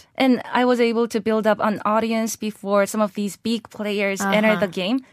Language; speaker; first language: English; non-native, fluent; Korean